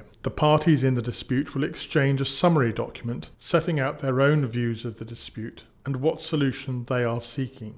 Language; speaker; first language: English; native; English